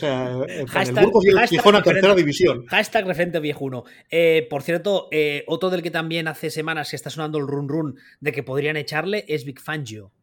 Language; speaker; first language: Spanish; native; Spanish